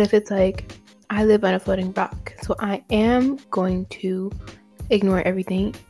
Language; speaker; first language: English; native; English